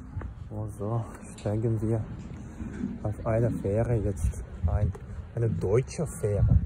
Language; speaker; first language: German; non-native, fluent; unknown